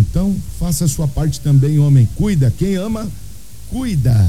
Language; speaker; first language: Portuguese; native; Portuguese